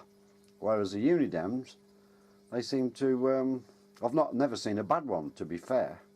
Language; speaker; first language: English; native; English